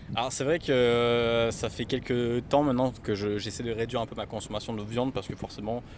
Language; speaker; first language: French; native; French